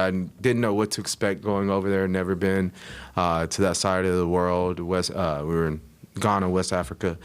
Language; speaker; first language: English; native; English